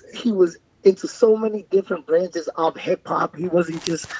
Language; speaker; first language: English; non-native, fluent; Spanish